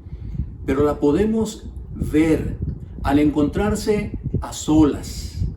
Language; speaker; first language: Spanish; native; Spanish